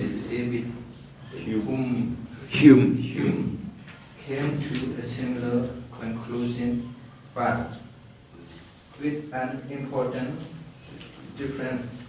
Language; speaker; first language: English; non-native, learner; Shan